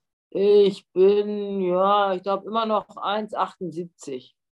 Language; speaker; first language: German; native; German